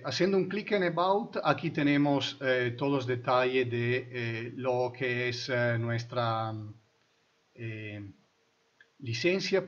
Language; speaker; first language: Spanish; non-native, fluent; Italian